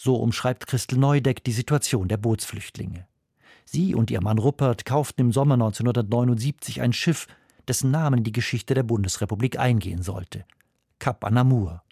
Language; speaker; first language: German; native; German